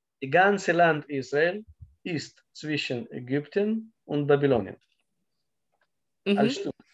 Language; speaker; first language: German; non-native, learner; Russian